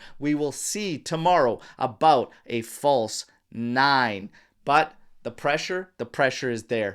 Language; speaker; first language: English; native; English